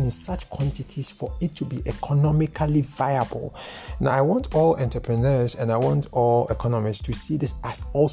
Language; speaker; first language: English; non-native, local second language; Akan